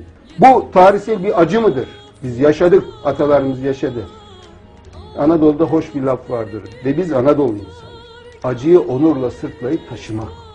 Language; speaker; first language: Turkish; native; Turkish